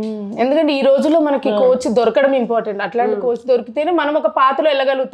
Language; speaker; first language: Telugu; native; Telugu